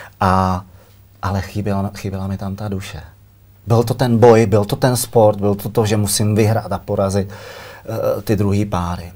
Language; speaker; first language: Czech; native; Czech